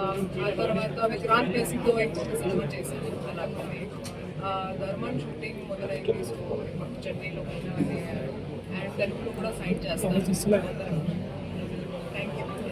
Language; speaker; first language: Telugu; non-native, fluent; Hindi